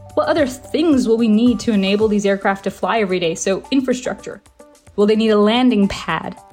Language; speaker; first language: English; native; English